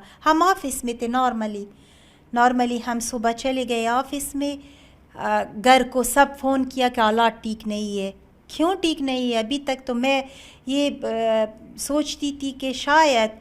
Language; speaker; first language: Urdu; non-native, learner; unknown